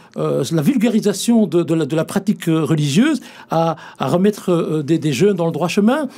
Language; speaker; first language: French; native; French